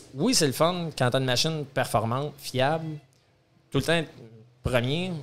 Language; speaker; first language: French; native; French